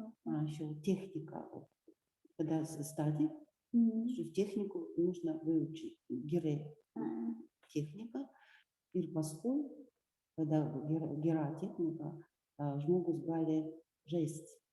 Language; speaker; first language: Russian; non-native, learner; Lithuanian